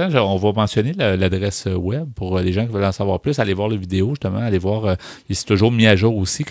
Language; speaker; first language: French; native; French